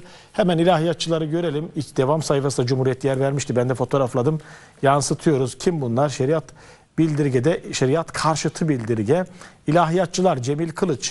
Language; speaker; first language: Turkish; native; Turkish